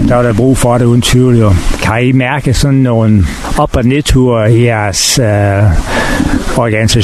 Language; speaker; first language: Danish; native; Danish